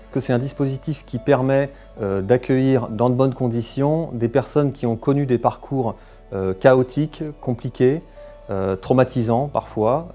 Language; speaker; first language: French; native; French